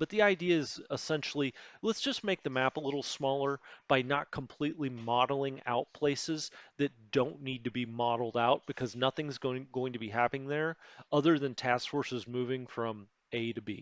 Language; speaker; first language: English; native; English